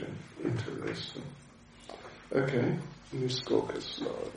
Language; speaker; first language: Russian; non-native, learner; English